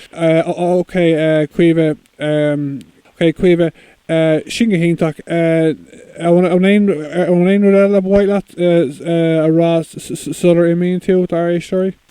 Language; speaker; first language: Irish; non-native, local second language; English